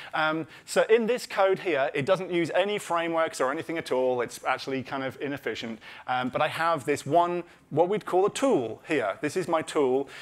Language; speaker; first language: English; native; English